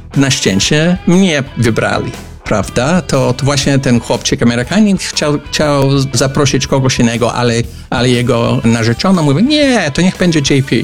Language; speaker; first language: Polish; non-native, fluent; English